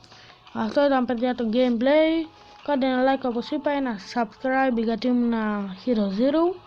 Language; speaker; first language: Greek; native; Greek